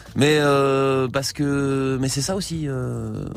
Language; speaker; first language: French; native; French